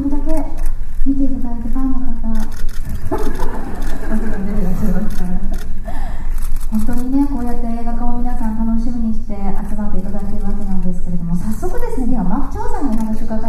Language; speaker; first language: Japanese; native; Japanese